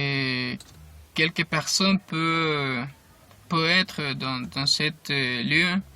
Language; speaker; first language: French; non-native, learner; Spanish